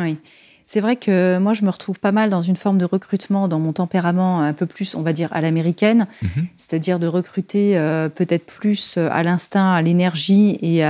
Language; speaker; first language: French; native; French